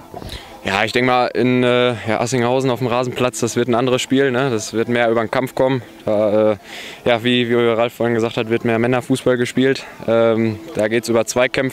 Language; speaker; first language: German; native; German